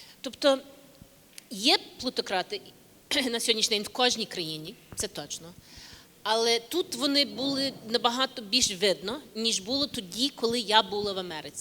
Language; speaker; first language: Ukrainian; early bilingual, heritage; English